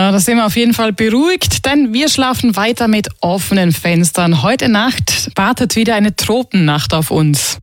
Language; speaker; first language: German; native; German